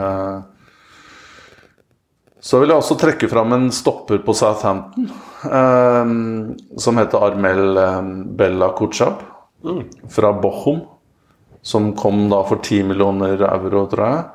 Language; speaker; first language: Norwegian; native; Norwegian